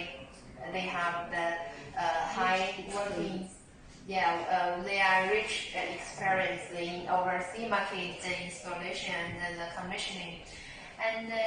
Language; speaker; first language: English; non-native, learner; Chinese